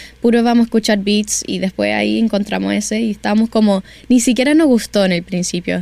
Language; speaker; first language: Spanish; early bilingual, heritage; Spanish